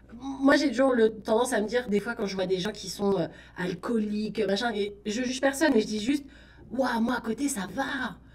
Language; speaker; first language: French; native; French